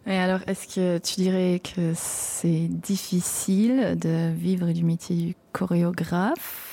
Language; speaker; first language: French; non-native, local second language; Luxembourgish